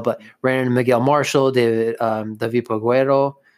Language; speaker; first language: English; native; English